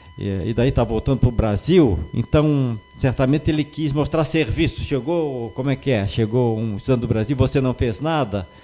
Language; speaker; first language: Portuguese; native; Portuguese